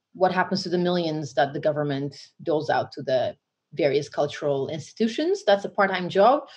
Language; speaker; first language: English; non-native, fluent; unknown